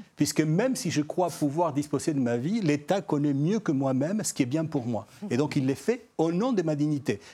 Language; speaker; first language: French; non-native, fluent; Spanish